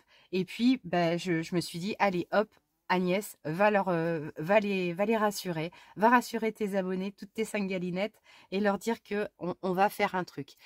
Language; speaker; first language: French; native; French